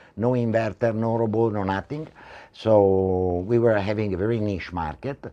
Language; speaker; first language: English; non-native, fluent; Italian